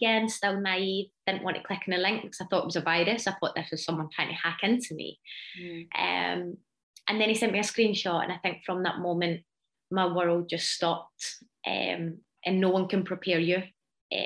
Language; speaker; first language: English; native; English